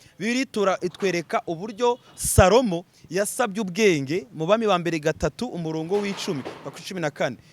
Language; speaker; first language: Kinyarwanda; native; Kinyarwanda